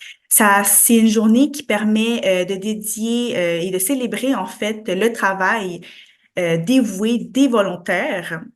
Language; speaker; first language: French; native; French